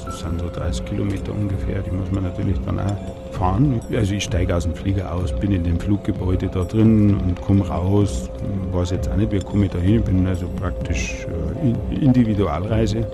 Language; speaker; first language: German; native; German